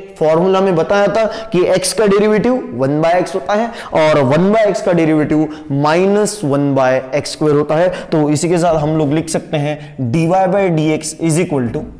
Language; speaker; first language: Hindi; non-native, local second language; Marathi